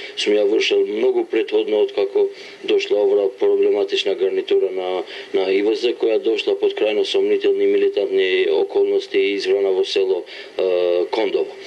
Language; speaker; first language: Macedonian; non-native, local second language; Albanian